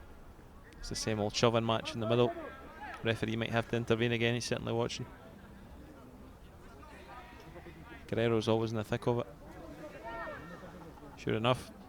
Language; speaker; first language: English; native; English